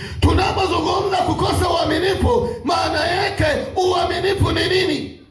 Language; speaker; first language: Swahili; native; Swahili